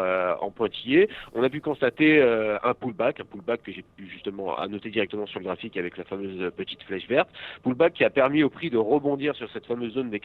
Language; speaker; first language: French; native; French